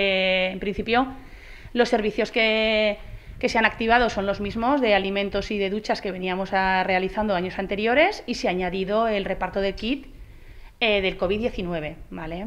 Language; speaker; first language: Spanish; native; Spanish